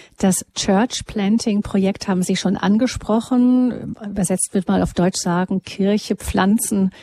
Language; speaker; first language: German; native; German